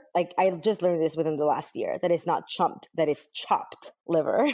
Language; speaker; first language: English; early bilingual, other home language; Spanish